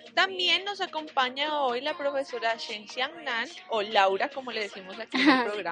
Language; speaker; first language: Spanish; native; Spanish